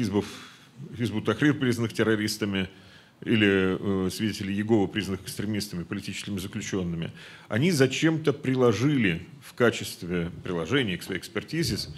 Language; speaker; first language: Russian; native; Russian